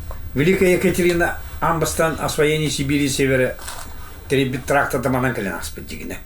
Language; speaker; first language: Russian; non-native, local second language; Yakut